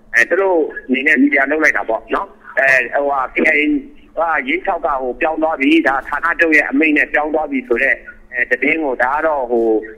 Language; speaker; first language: Burmese; non-native, local second language; Kachin